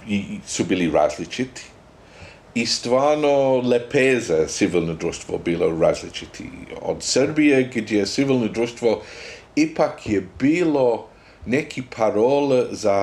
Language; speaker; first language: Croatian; non-native, fluent; English